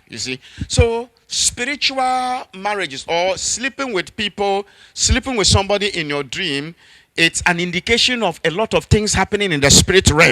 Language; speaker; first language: English; non-native, local second language; Akan